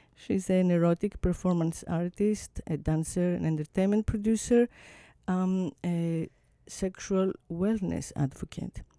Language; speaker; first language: English; non-native, fluent; Greek